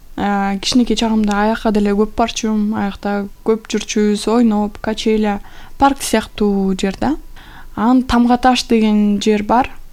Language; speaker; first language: Kyrgyz; non-native, local second language; Russian